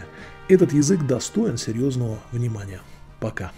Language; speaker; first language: Russian; native; Russian